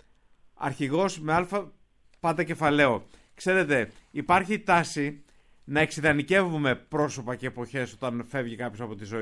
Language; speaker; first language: Greek; native; Greek